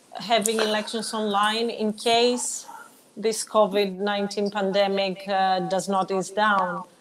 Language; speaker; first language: English; non-native, fluent; Greek